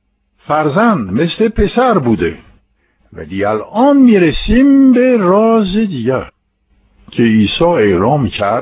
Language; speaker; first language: Persian; non-native, fluent; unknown